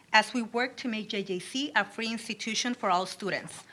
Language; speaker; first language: English; early bilingual, other home language; Spanish